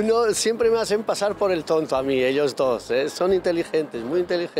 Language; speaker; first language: Spanish; native; Spanish